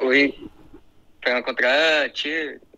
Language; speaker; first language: French; non-native, learner; Portuguese